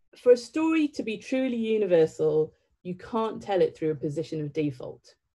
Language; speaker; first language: English; native; English